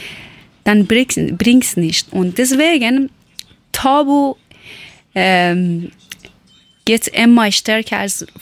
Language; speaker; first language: German; non-native, learner; Persian